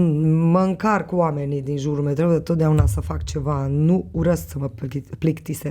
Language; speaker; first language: Romanian; non-native, local second language; Hungarian